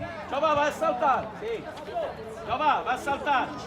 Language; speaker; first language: Italian; native; Italian